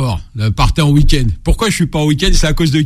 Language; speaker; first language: French; native; French